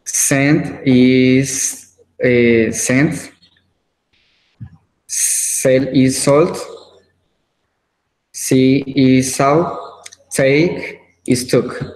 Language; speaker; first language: English; non-native, learner; Spanish